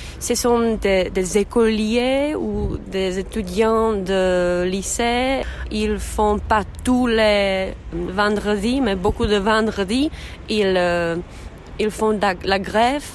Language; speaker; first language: French; non-native, learner; Czech